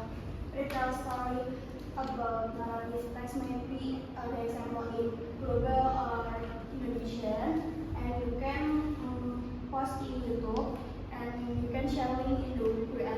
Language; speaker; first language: English; non-native, learner; Indonesian